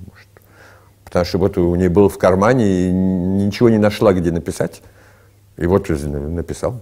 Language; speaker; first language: Russian; early bilingual, heritage; Russian